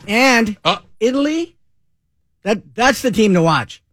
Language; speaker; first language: English; native; English